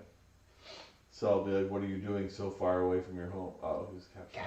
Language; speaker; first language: English; native; English